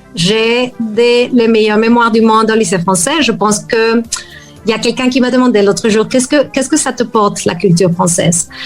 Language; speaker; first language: French; non-native, fluent; Spanish